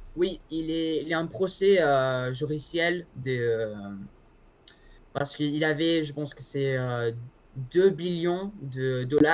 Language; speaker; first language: French; non-native, learner; Spanish